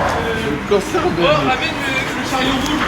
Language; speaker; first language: French; native; French